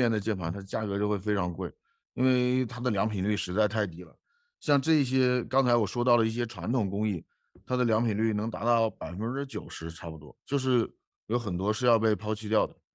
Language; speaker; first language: Chinese; native; Chinese